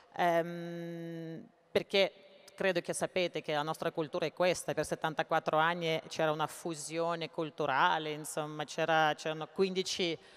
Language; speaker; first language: Italian; non-native, fluent; Russian